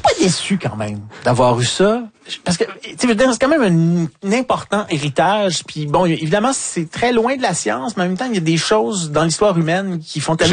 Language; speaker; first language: French; native; French